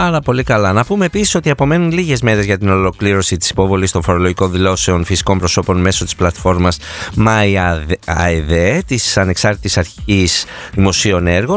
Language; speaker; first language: Greek; native; Greek